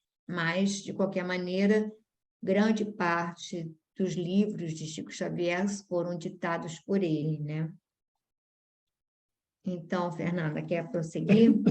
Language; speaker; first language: Portuguese; native; Portuguese